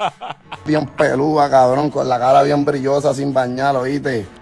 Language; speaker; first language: Spanish; native; Spanish